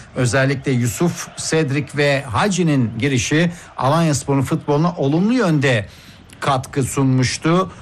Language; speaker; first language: Turkish; native; Turkish